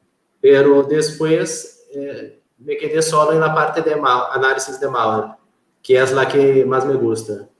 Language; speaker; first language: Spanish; non-native, fluent; Portuguese